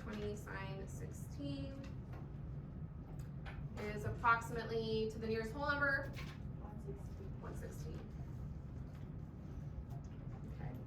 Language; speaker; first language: English; native; English